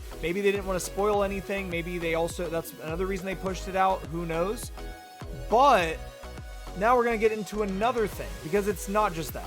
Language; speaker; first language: English; native; English